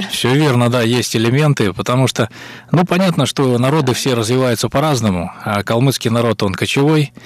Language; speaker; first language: Russian; native; Russian